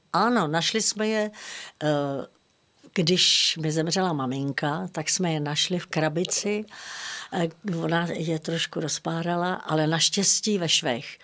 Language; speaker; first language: Czech; native; Czech